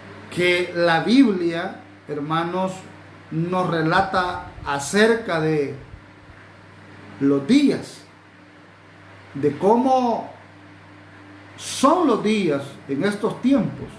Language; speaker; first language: Spanish; native; Spanish